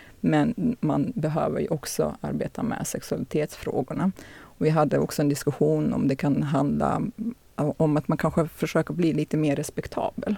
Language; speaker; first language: Swedish; native; Swedish